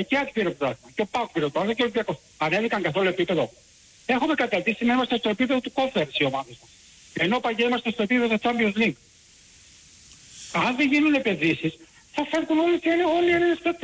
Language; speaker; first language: Greek; native; Greek